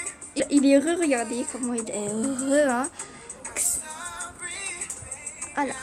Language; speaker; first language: French; early bilingual, other home language; Portuguese